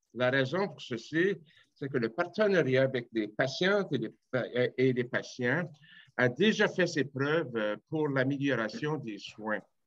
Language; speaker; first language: French; native; French